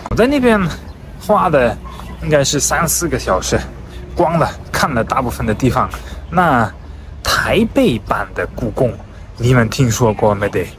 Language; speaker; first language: Chinese; non-native, fluent; German